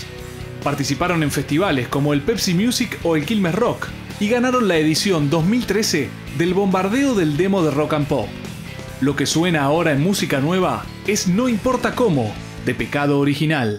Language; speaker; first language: Spanish; native; Spanish